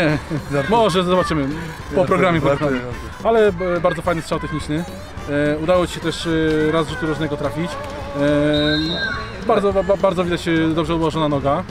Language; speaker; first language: Polish; native; Polish